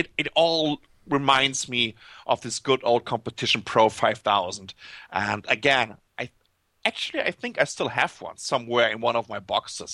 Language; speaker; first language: English; non-native, fluent; German